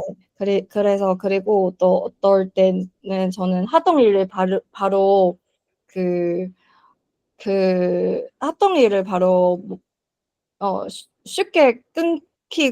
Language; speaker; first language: Korean; non-native, learner; Chinese